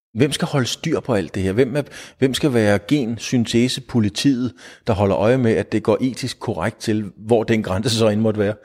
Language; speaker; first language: Danish; native; Danish